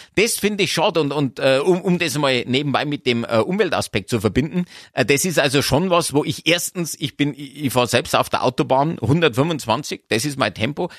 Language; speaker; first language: German; native; German